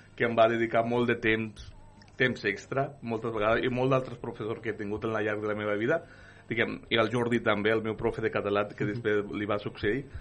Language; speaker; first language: Catalan; non-native, fluent; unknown